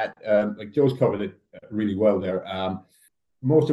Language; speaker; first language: English; native; English